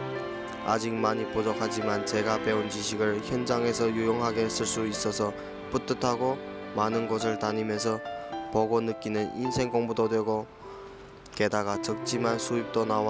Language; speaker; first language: Korean; early bilingual, heritage; Korean